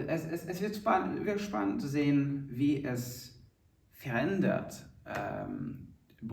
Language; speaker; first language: German; non-native, fluent; Norwegian